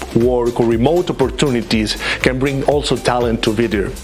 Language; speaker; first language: English; non-native, fluent; Spanish